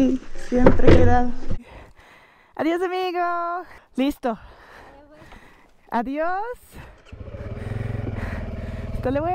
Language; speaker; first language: Spanish; non-native, learner; Dutch